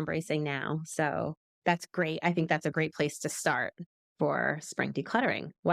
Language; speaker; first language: English; native; English